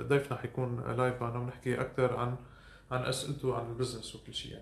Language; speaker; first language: Arabic; native; Arabic